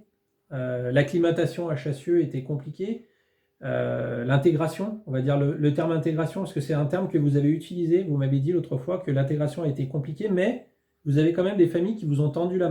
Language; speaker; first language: French; native; French